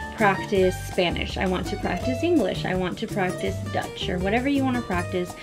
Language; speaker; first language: English; early bilingual, other home language; Spanish